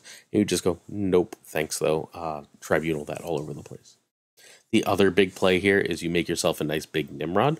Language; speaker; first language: English; native; English